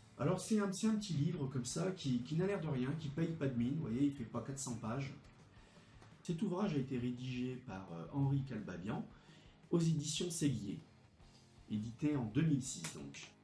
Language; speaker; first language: French; native; French